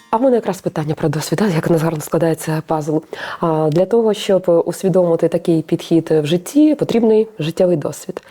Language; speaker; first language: Ukrainian; native; Ukrainian